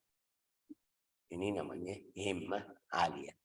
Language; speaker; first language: Indonesian; non-native, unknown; Arabic